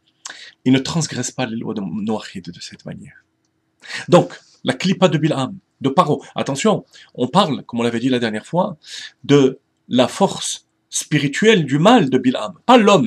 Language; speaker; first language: French; native; French